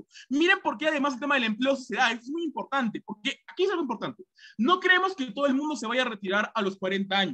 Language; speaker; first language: Spanish; native; Spanish